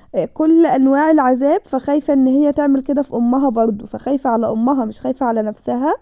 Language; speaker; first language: Arabic; native; Arabic